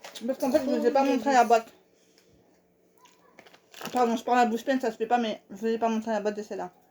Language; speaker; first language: French; native; French